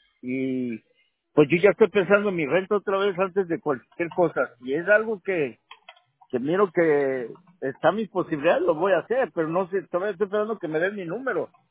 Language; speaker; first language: Spanish; native; Spanish